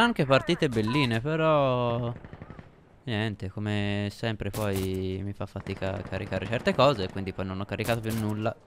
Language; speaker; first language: Italian; native; Italian